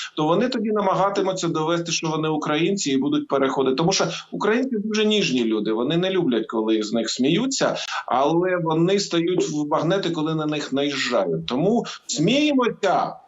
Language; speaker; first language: Ukrainian; non-native, local second language; Russian